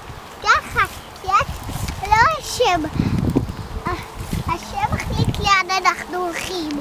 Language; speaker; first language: Hebrew; early bilingual, other home language; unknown